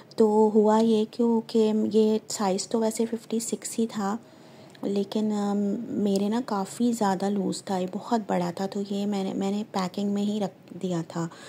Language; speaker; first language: Hindi; native; Hindi